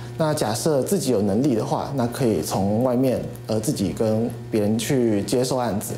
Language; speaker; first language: Chinese; native; Chinese